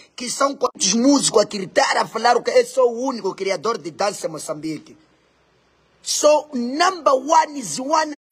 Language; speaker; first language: Portuguese; non-native, local second language; Makhuwa